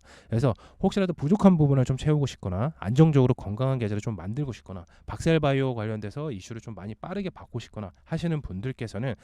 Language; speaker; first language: Korean; native; Korean